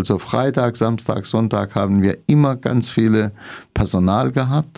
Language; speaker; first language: German; non-native, fluent; Arabic